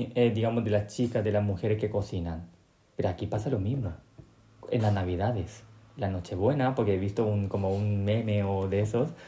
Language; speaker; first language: Spanish; non-native, local second language; Korean